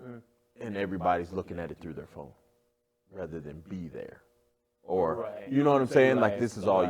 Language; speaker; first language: English; native; English